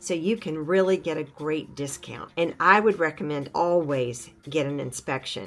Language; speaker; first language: English; native; English